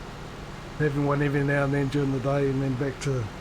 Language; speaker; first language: English; native; English